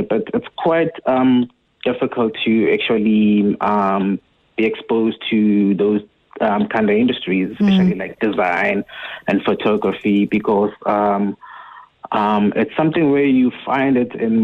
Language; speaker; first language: English; non-native, local second language; Zulu